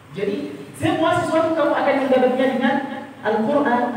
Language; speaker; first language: Indonesian; non-native, fluent; Arabic